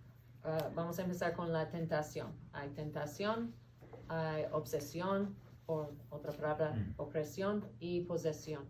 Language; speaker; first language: Spanish; non-native, fluent; English